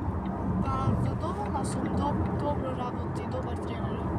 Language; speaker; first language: Macedonian; early bilingual, heritage; Macedonian